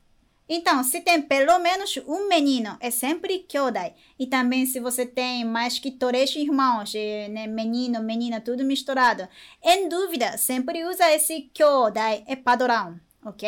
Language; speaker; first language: Portuguese; non-native, fluent; Japanese